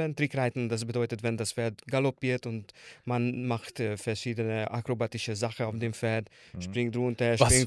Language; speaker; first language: German; non-native, learner; Hungarian